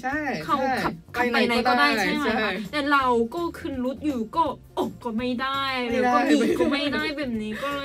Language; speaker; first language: Thai; non-native, learner; Korean